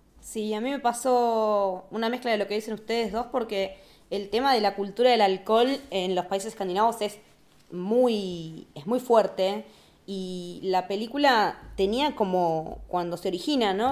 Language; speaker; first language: Spanish; native; Spanish